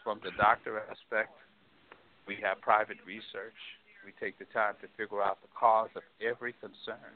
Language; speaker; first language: English; native; English